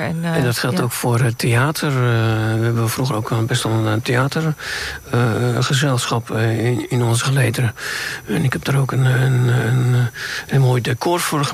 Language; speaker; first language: Dutch; native; Dutch